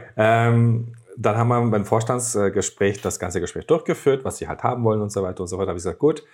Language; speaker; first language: German; non-native, fluent; Turkish